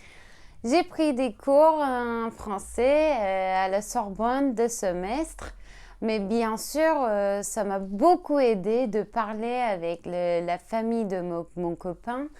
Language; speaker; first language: French; non-native, learner; Turkish